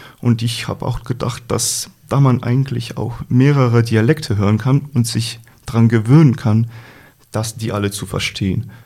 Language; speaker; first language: German; non-native, fluent; Slovenian